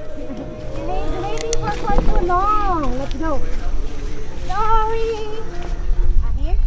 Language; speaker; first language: English; non-native, fluent; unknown